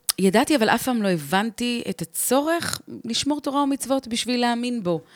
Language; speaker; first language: Hebrew; early bilingual, heritage; Hebrew